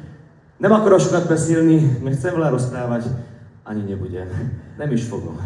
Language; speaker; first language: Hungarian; non-native, fluent; Slovak